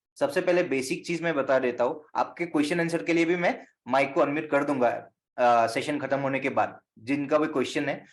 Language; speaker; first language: Hindi; non-native, local second language; Assamese